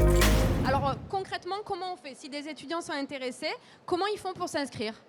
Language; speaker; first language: French; native; French